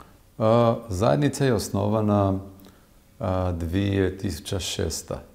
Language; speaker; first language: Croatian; non-native, fluent; Hebrew